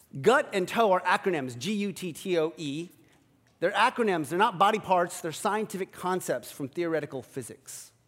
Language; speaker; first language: English; early bilingual, other home language; Korean